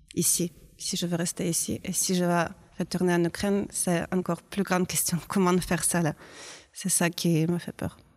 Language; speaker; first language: French; non-native, learner; Ukrainian